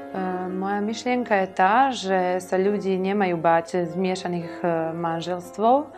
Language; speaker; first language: Slovak; non-native, local second language; Serbian